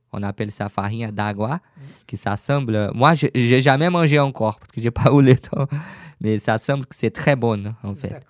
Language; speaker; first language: French; non-native, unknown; Portuguese